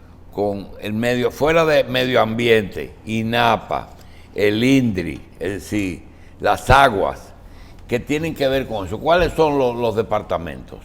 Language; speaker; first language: Spanish; native; Spanish